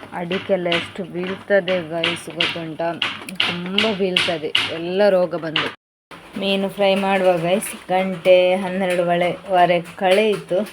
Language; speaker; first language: Kannada; native; Kannada